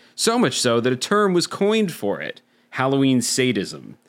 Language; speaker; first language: English; native; English